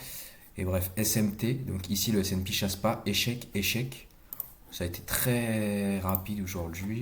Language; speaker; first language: French; native; French